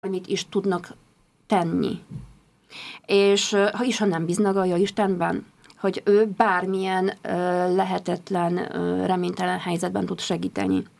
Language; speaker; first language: Hungarian; non-native, fluent; Polish